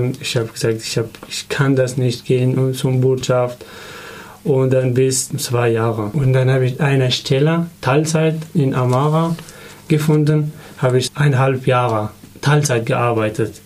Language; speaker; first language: German; non-native, learner; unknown